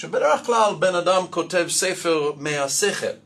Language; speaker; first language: Hebrew; non-native, fluent; English